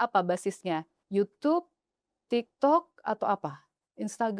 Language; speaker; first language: Indonesian; native; Indonesian